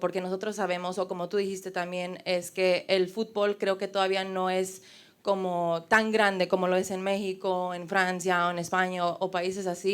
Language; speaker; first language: Spanish; early bilingual, heritage; Spanish